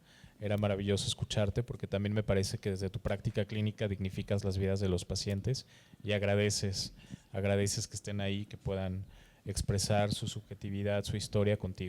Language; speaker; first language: Spanish; native; Spanish